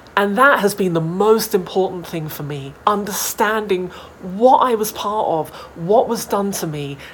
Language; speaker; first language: English; native; English